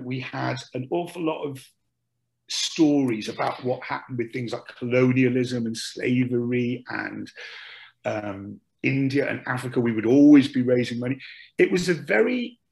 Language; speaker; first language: English; native; English